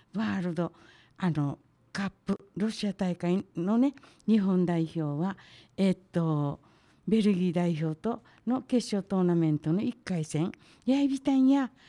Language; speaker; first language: Japanese; native; Japanese